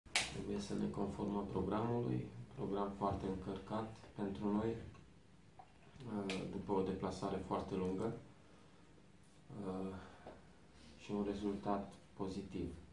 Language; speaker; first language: Romanian; native; Romanian